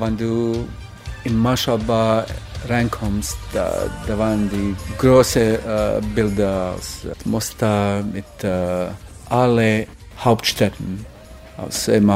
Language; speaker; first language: German; non-native, learner; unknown